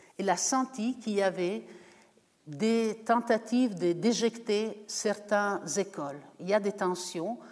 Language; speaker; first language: French; non-native, fluent; Italian